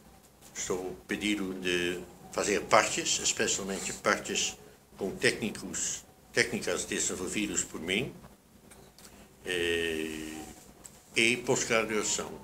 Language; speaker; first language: Portuguese; non-native, fluent; Dutch